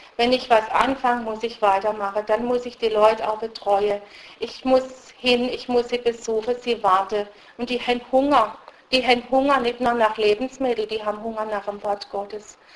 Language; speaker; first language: German; early bilingual, other home language; Russian